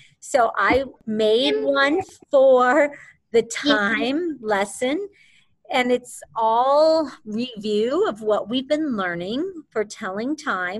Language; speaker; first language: English; native; English